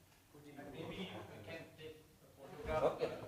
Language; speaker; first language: English; non-native, learner; Indonesian